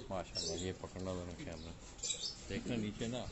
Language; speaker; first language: Urdu; native; Urdu